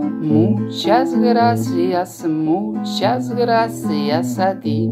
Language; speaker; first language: Spanish; non-native, fluent; Ukrainian